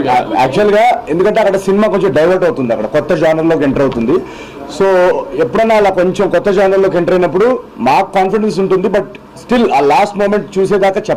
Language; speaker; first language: Telugu; native; Telugu